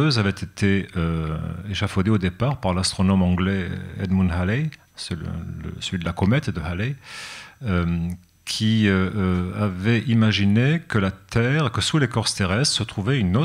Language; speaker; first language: French; native; French